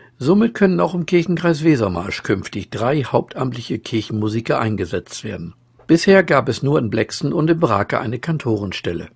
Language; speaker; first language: German; native; German